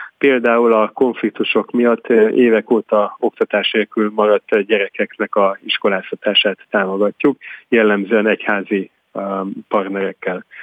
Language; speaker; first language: Hungarian; native; Hungarian